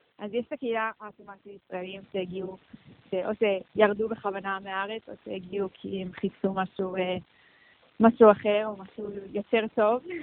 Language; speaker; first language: Hebrew; early bilingual, heritage; Hebrew